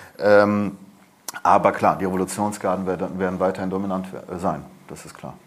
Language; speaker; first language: German; early bilingual, other home language; Persian